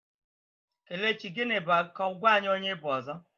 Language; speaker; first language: Igbo; native; Igbo